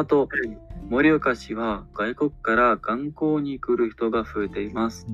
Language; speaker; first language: Japanese; non-native, learner; Ukrainian